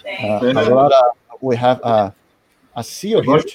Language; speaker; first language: English; non-native, learner; Portuguese